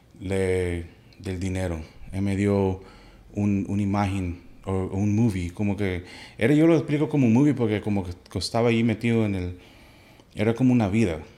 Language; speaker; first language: Spanish; early bilingual, heritage; Spanish